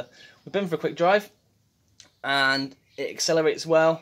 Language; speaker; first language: English; native; English